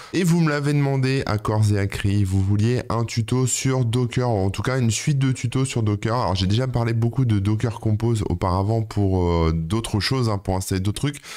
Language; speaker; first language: French; native; French